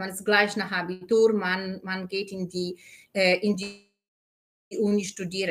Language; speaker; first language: German; non-native, fluent; Polish